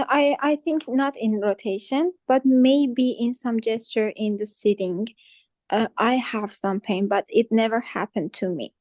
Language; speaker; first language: English; non-native, fluent; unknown